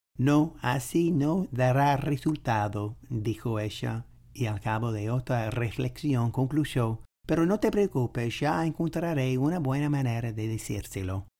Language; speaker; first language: Spanish; non-native, fluent; English